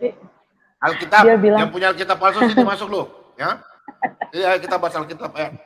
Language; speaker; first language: Indonesian; native; Indonesian